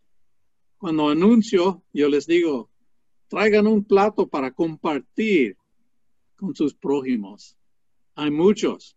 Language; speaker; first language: Spanish; non-native, fluent; English